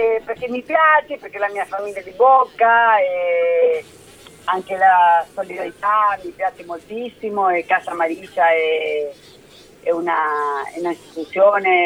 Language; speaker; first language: Italian; early bilingual, heritage; Spanish